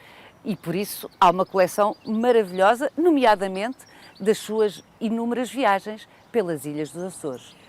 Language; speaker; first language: Portuguese; native; Portuguese